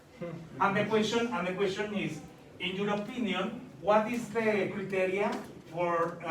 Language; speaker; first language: English; non-native, learner; Spanish